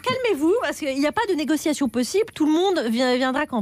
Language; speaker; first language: French; native; French